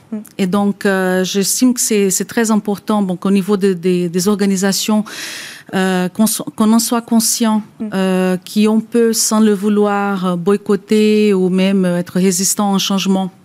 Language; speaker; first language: French; non-native, fluent; Portuguese